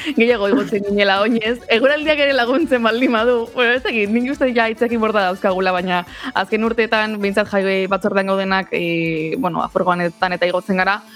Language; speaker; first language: Basque; native; Basque